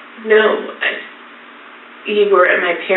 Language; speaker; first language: English; native; English